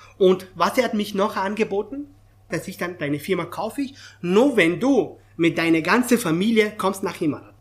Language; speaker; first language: German; non-native, fluent; Persian